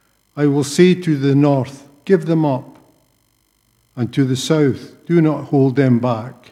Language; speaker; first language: English; native; English